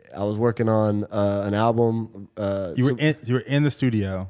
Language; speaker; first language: English; native; English